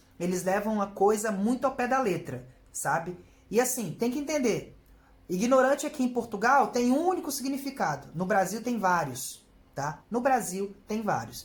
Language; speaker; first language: Portuguese; native; Portuguese